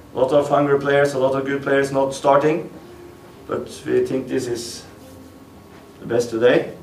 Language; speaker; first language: English; non-native, fluent; Norwegian